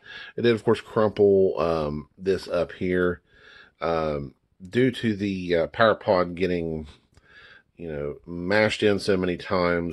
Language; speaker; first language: English; native; English